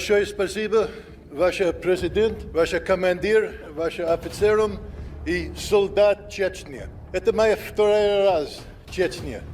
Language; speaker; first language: Russian; non-native, learner; English